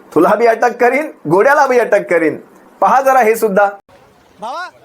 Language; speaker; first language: Marathi; native; Marathi